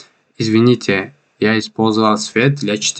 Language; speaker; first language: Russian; non-native, fluent; Tajik